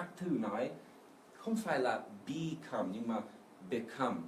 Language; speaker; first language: Vietnamese; non-native, fluent; English